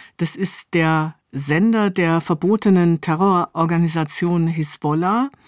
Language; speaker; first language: German; native; German